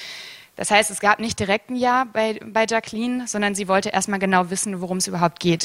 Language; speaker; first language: German; native; German